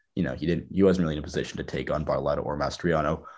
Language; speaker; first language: English; native; English